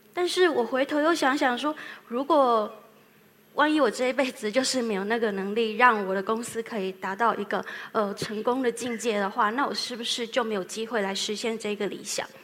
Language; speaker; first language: Chinese; native; Chinese